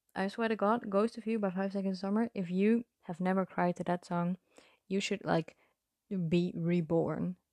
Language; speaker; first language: English; non-native, fluent; Dutch